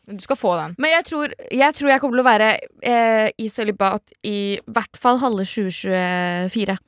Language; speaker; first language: Norwegian; early bilingual, other home language; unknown